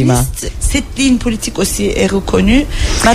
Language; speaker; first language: French; non-native, learner; Turkish